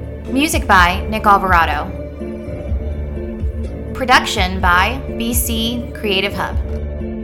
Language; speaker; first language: English; early bilingual, other home language; Spanish